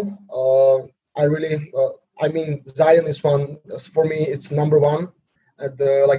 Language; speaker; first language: English; non-native, learner; Slovak